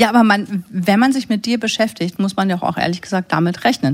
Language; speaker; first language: German; native; German